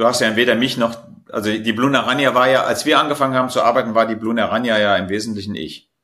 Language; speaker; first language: German; native; German